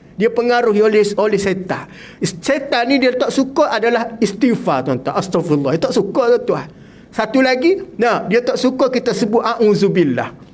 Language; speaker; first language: Malay; native; Malay